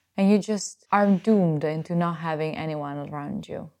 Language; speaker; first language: English; non-native, fluent; Italian